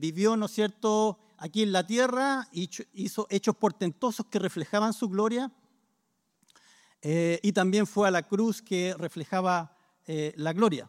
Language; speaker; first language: Spanish; native; Spanish